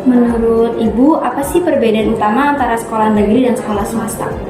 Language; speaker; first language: Indonesian; native; Indonesian